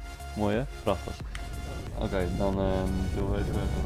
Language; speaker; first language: Dutch; native; Dutch